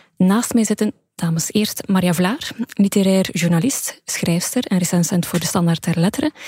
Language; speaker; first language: Dutch; native; Dutch